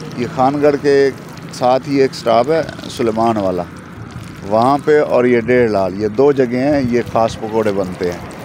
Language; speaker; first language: Urdu; non-native, local second language; Punjabi